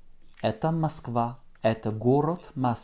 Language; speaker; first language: Russian; non-native, fluent; French